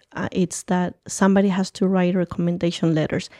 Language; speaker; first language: English; early bilingual, other home language; Spanish